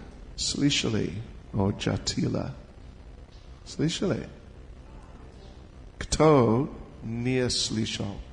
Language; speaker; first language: Russian; non-native, learner; English